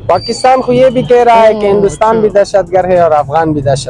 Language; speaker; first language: Hindi; non-native, local second language; Pashto